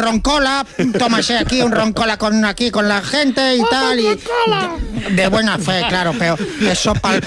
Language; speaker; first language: Spanish; native; Spanish